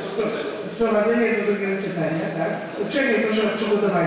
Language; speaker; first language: Polish; native; Polish